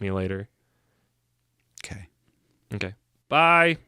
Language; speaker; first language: English; native; English